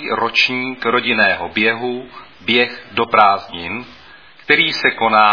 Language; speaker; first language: Czech; native; Czech